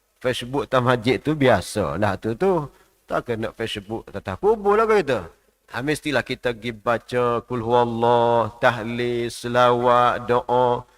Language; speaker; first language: Malay; native; Malay